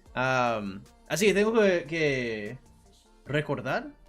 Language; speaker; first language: Spanish; native; Spanish